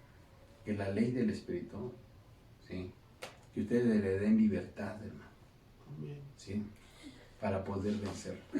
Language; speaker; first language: Spanish; native; Spanish